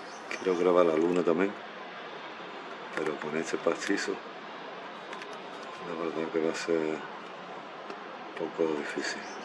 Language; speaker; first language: Spanish; early bilingual, heritage; Spanish